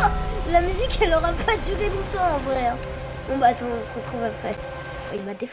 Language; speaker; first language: French; native; French